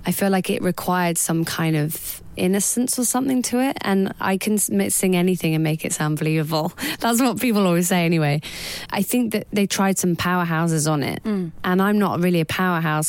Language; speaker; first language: English; native; English